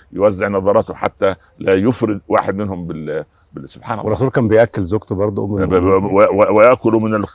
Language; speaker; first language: Arabic; native; Arabic